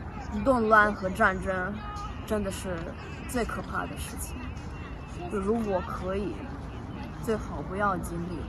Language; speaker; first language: Chinese; non-native, fluent; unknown